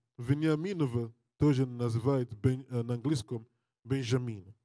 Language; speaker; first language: Russian; non-native, learner; English